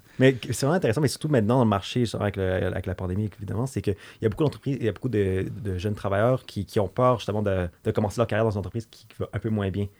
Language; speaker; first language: French; native; French